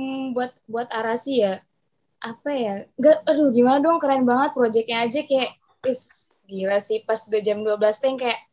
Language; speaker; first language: Indonesian; native; Indonesian